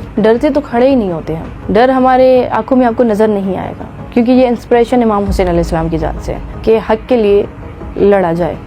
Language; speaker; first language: Urdu; non-native, local second language; Sindhi